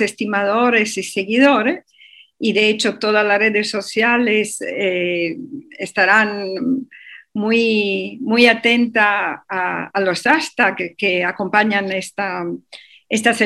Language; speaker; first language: Spanish; non-native, fluent; Italian